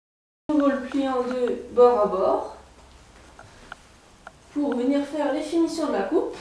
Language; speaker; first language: French; native; French